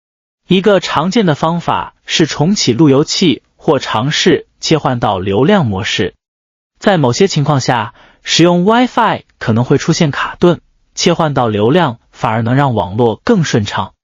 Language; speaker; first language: Chinese; native; Chinese